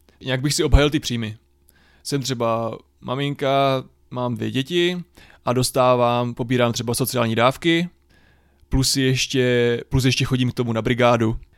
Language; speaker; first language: Czech; native; Czech